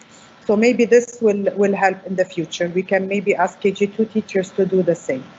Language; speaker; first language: English; non-native, fluent; Arabic